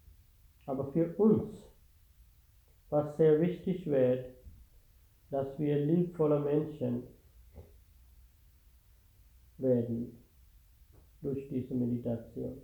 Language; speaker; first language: German; non-native, fluent; Sinhala